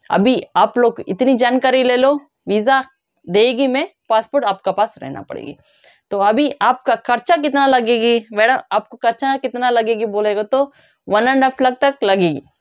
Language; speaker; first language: Hindi; non-native, local second language; Kannada